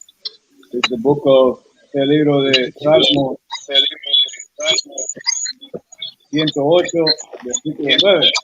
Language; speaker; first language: Spanish; non-native, learner; English